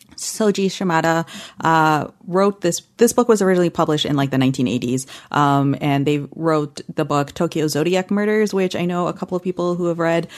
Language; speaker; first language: English; early bilingual, other home language; Hindi